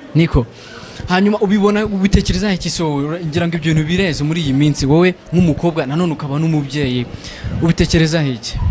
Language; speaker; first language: Kinyarwanda; native; Kinyarwanda